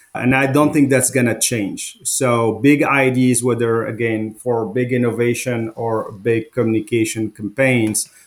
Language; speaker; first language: English; non-native, fluent; Arabic